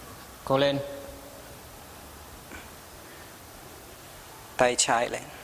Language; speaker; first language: Vietnamese; non-native, learner; Hindi